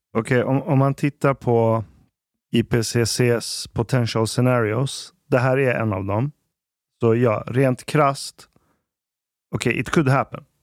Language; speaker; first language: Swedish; early bilingual, other home language; Arabic